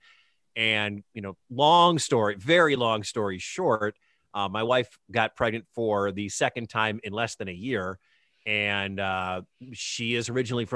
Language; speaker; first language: English; native; English